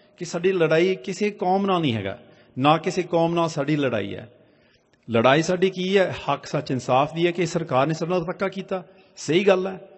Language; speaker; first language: Punjabi; early bilingual, heritage; Punjabi